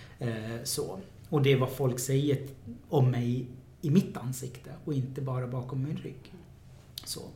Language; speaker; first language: Swedish; early bilingual, other home language; Arabic